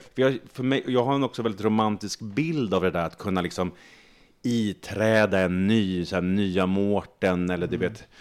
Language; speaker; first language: Swedish; native; Swedish